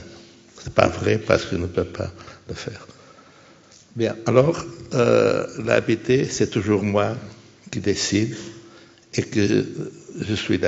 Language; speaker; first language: French; non-native, fluent; Portuguese